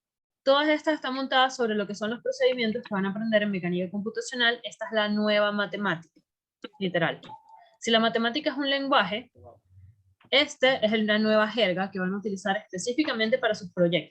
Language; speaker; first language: Spanish; native; Spanish